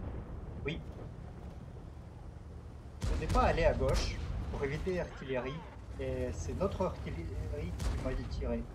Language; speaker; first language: French; non-native, learner; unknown